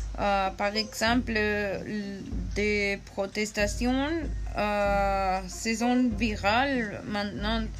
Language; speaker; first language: French; non-native, learner; Spanish